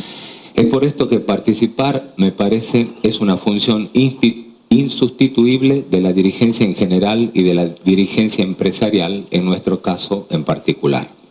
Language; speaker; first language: Spanish; native; Spanish